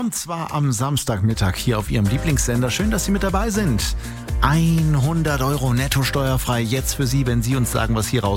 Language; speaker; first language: German; native; German